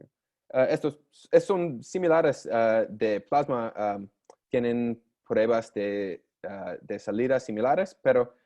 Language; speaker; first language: Spanish; non-native, learner; English